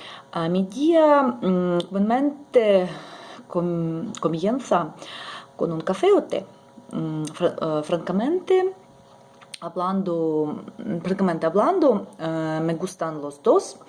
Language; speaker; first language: Spanish; non-native, learner; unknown